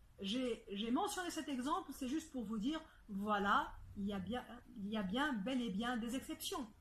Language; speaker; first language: French; non-native, fluent; Arabic